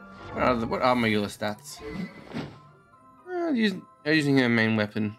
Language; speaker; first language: English; native; English